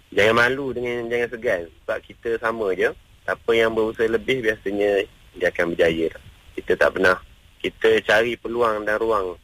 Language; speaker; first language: Malay; non-native, local second language; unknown